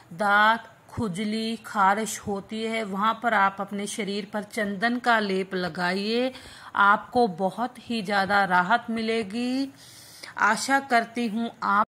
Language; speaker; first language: Hindi; non-native, local second language; Punjabi